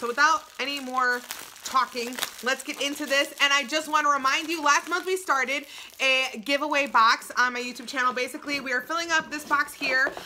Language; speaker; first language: English; native; English